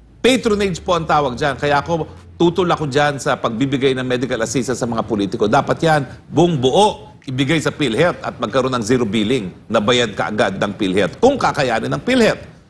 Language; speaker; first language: Filipino; native; Filipino